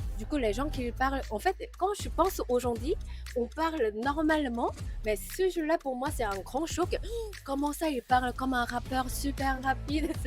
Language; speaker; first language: French; non-native, fluent; Korean